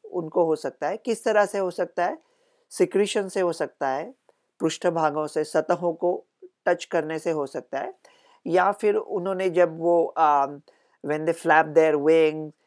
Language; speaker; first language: Hindi; non-native, local second language; Marathi